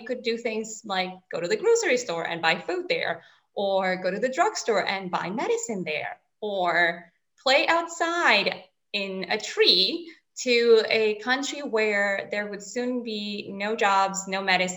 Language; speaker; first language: English; non-native, fluent; Spanish